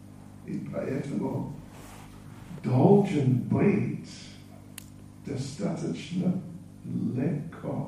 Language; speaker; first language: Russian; non-native, learner; English